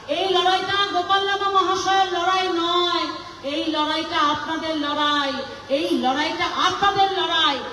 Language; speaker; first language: Bangla; non-native, local second language; Nepali